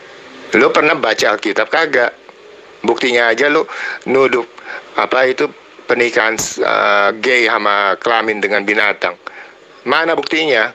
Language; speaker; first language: Indonesian; native; Indonesian